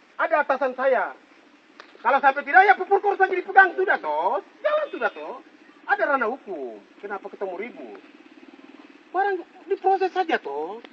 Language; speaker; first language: Indonesian; native; Indonesian